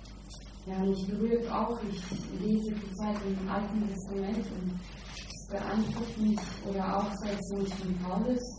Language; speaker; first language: German; non-native, learner; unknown